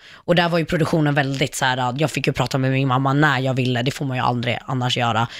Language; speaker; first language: Swedish; native; Swedish